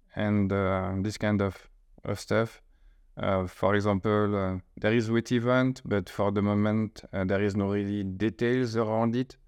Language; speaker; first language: English; non-native, fluent; French